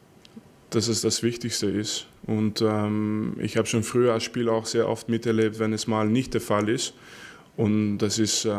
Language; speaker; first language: German; non-native, fluent; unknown